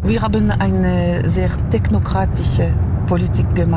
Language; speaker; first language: German; non-native, local second language; French